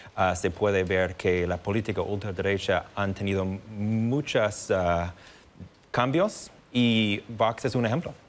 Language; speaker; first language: Spanish; non-native, fluent; English